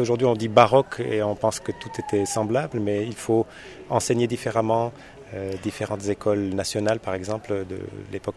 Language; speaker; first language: French; native; French